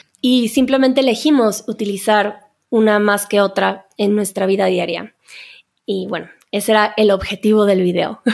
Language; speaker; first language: Spanish; native; Spanish